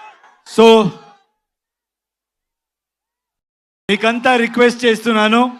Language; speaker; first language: Telugu; non-native, local second language; Kannada